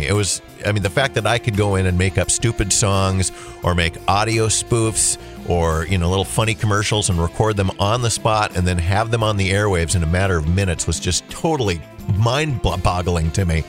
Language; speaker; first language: English; native; English